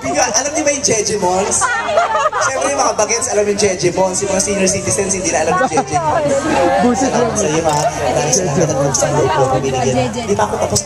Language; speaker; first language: Filipino; native; Filipino